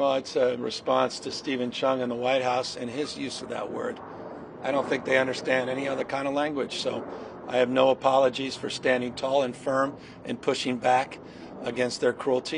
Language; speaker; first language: English; native; English